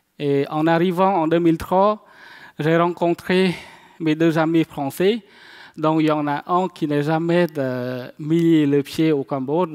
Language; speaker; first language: French; non-native, fluent; Khmer